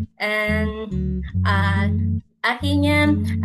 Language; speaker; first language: Indonesian; non-native, fluent; Vietnamese